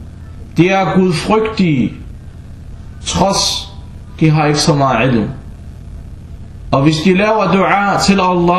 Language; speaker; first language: Danish; early bilingual, other home language; Arabic